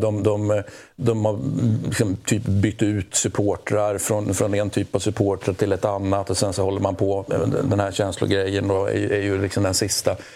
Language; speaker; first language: Swedish; native; Swedish